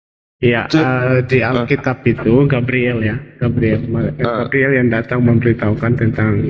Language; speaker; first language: Indonesian; native; Indonesian